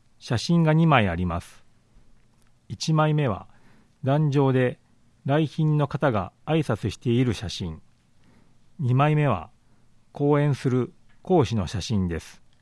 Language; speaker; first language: Japanese; native; Japanese